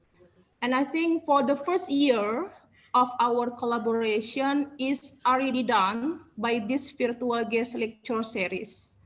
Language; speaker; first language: English; non-native, learner; Indonesian